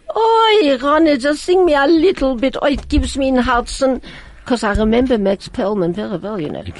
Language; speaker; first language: English; non-native, fluent; Latvian